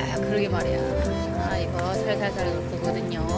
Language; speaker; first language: Korean; native; Korean